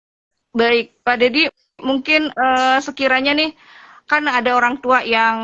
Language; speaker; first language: Indonesian; native; Indonesian